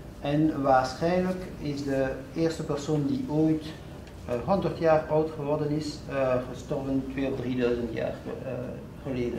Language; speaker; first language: Dutch; non-native, fluent; French